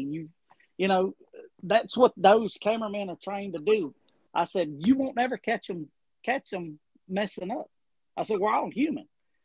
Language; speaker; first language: English; native; English